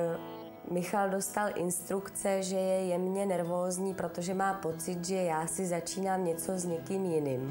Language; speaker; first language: Czech; native; Czech